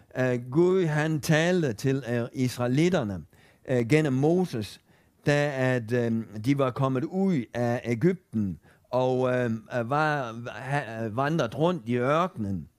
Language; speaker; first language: Danish; native; Danish